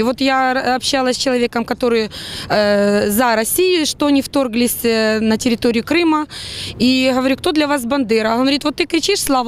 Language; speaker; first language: Russian; native; Russian